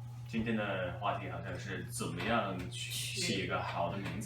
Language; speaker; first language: Chinese; native; Chinese